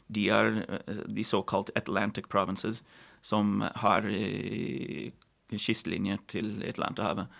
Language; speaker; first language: Norwegian; non-native, fluent; English